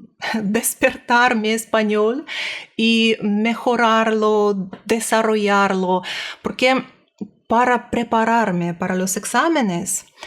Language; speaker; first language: Spanish; non-native, learner; Russian